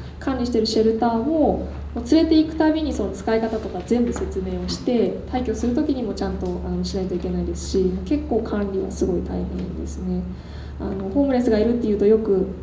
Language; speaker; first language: Japanese; native; Japanese